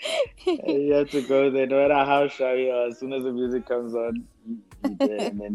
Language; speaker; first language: English; non-native, local second language; Xhosa